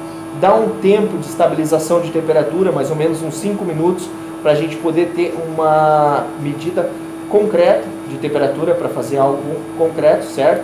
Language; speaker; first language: Portuguese; native; Portuguese